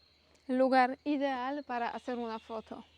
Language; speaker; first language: Spanish; non-native, learner; Polish